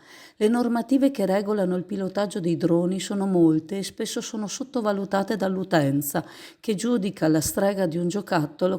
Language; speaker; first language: Italian; native; Italian